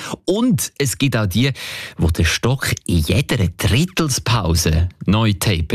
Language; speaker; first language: German; native; German